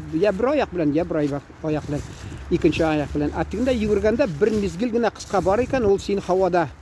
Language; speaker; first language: Tatar; early bilingual, heritage; Tatar